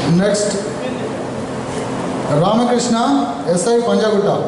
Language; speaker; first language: Telugu; native; Telugu